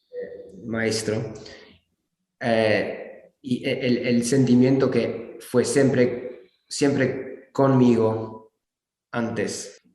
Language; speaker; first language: Spanish; non-native, learner; English